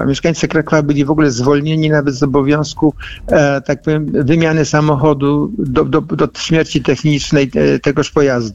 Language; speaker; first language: Polish; native; Polish